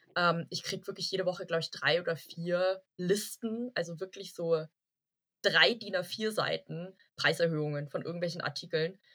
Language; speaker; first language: German; early bilingual, other home language; Vietnamese